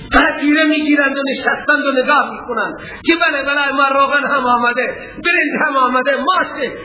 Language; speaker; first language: Persian; non-native, local second language; Baluchi